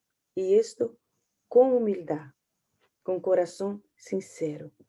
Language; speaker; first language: Portuguese; non-native, learner; Spanish